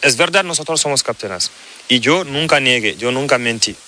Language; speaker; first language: Spanish; non-native, learner; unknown